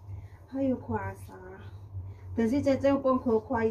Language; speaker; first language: Chinese; non-native, learner; Indonesian